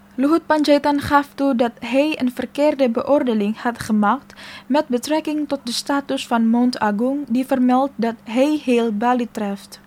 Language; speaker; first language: Dutch; non-native, fluent; Indonesian